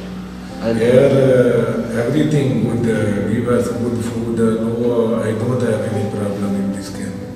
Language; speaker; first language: English; non-native, learner; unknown